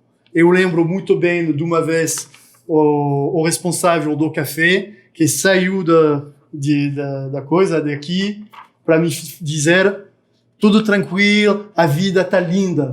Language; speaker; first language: Portuguese; non-native, fluent; French